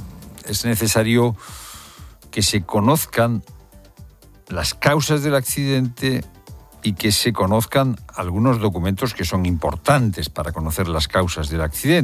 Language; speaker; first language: Spanish; native; Spanish